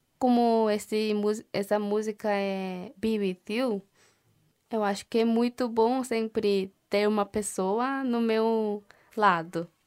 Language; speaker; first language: Portuguese; non-native, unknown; Korean